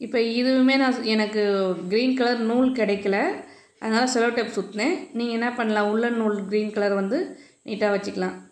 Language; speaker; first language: Tamil; native; Tamil